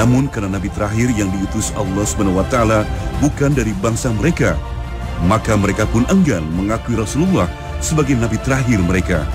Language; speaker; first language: Indonesian; native; Indonesian